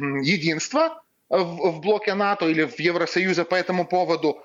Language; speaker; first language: Russian; non-native, fluent; Lithuanian